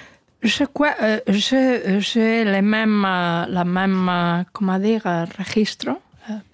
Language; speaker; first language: French; non-native, fluent; Spanish